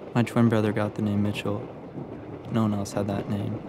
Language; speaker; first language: English; native; English